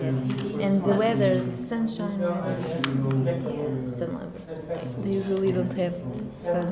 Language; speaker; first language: English; non-native, learner; Portuguese